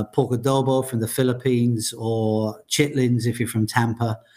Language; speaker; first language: English; native; English